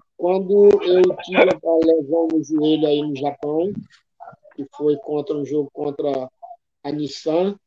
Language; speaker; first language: Portuguese; native; Portuguese